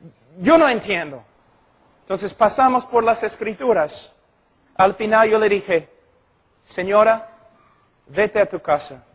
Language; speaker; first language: Spanish; non-native, fluent; English